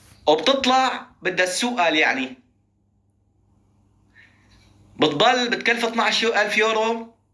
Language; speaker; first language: Arabic; native; Arabic